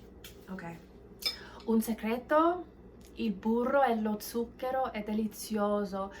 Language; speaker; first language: Italian; non-native, learner; English